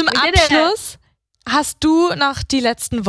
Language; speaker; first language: German; native; German